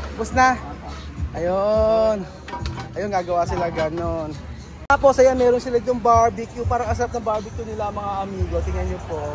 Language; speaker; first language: Filipino; native; Filipino